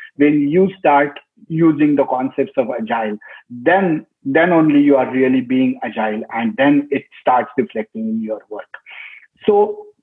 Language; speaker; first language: English; non-native, local second language; Marathi